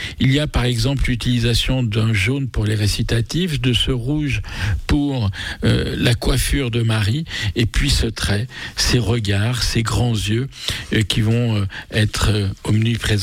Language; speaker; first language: French; native; French